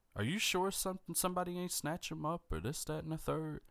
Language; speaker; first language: English; native; English